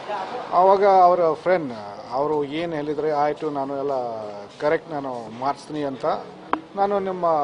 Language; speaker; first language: Kannada; non-native, fluent; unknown